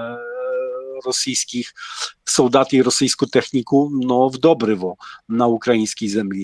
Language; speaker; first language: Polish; non-native, learner; Ukrainian